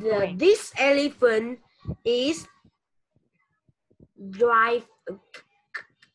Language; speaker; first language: English; non-native, learner; Vietnamese